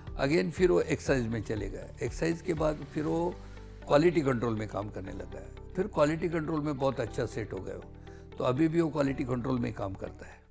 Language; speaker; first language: Hindi; non-native, local second language; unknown